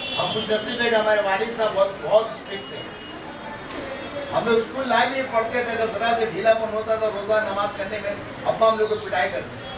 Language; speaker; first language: Hindi; non-native, local second language; Urdu